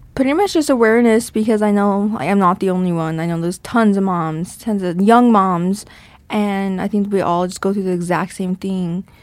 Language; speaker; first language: English; native; English